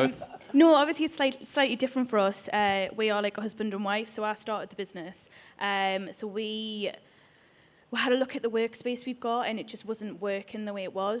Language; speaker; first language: English; native; English